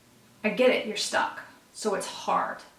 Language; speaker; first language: English; native; English